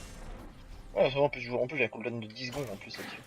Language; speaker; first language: French; native; French